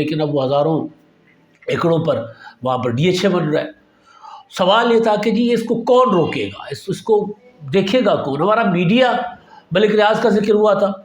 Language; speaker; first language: Urdu; non-native, local second language; Sindhi